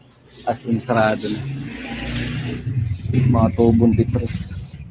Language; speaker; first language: Filipino; native; Filipino